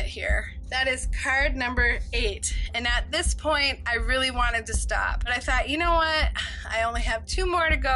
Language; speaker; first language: English; native; English